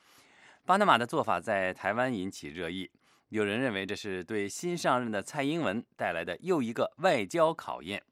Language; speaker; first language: Chinese; native; Chinese